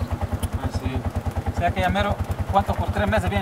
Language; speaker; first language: Spanish; native; Spanish